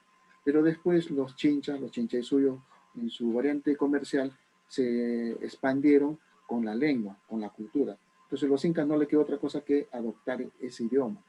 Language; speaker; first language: Spanish; native; Spanish